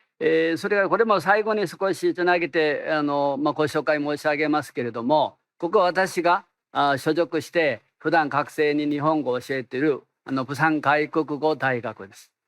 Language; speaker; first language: Japanese; non-native, fluent; Korean